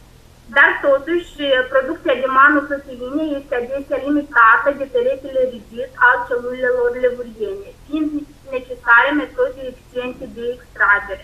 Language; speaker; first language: Romanian; native; Romanian